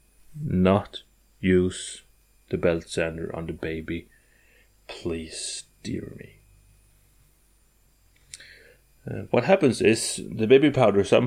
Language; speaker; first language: English; non-native, fluent; Norwegian